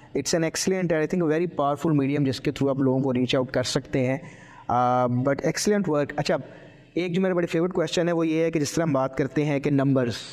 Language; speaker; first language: Urdu; native; Urdu